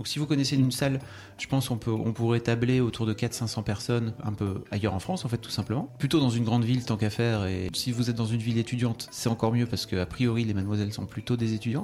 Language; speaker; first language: French; native; French